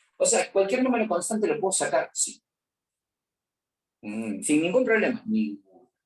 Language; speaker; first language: Spanish; native; Spanish